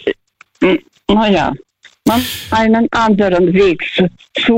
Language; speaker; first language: German; non-native, fluent; Russian